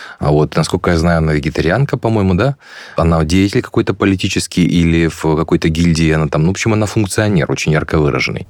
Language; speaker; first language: Russian; native; Russian